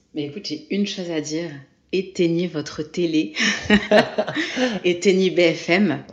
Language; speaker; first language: French; native; French